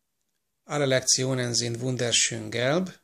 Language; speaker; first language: German; non-native, learner; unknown